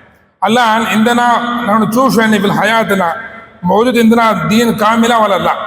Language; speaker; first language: Arabic; non-native, learner; Indonesian